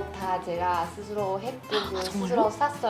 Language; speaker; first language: Korean; non-native, learner; Chinese